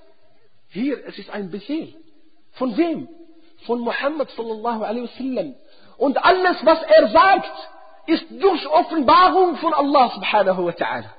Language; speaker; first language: German; non-native, fluent; Arabic